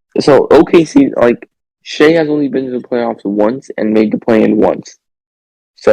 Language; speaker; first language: English; native; English